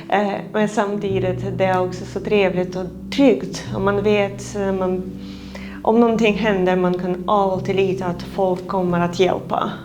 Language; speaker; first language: Swedish; non-native, fluent; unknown